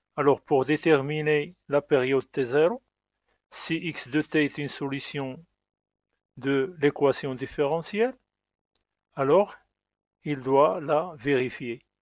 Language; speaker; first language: French; non-native, local second language; Arabic